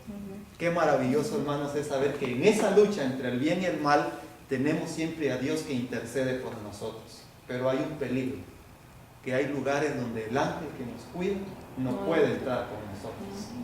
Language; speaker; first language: Spanish; native; Spanish